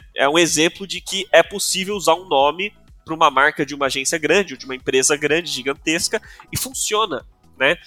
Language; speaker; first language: Portuguese; non-native, local second language; English